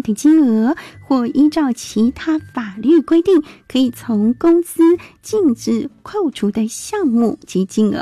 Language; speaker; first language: Chinese; native; Chinese